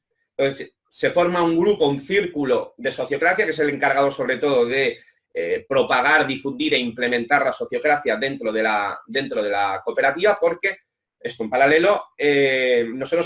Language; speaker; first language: Spanish; native; Spanish